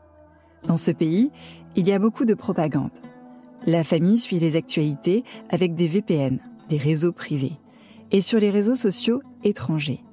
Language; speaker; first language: French; native; French